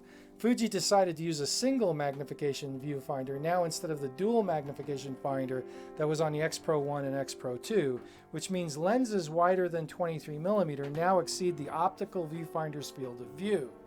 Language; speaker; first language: English; native; English